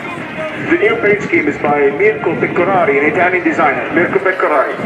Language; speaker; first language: English; non-native, fluent; Arabic